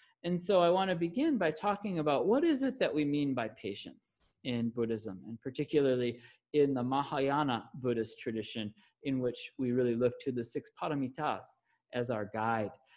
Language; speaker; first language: English; native; English